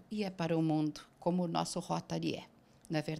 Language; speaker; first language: Portuguese; native; Portuguese